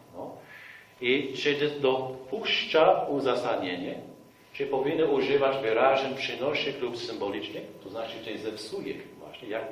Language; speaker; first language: Polish; non-native, fluent; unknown